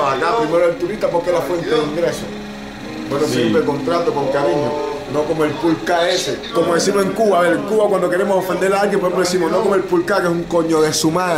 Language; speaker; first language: Spanish; native; Spanish